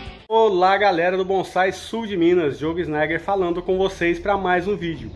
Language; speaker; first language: Portuguese; native; Portuguese